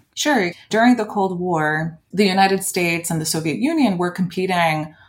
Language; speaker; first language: English; early bilingual, other home language; Lithuanian